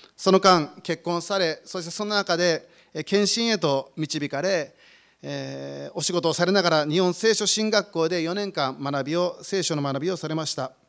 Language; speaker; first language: Japanese; native; Japanese